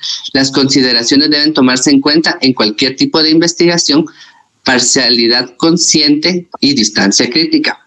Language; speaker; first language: Spanish; native; Spanish